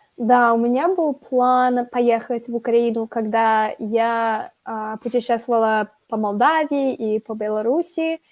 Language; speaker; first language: Russian; non-native, fluent; English